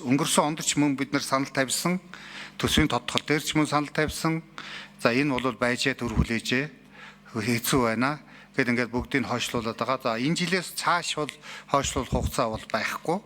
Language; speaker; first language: Mongolian; native; Mongolian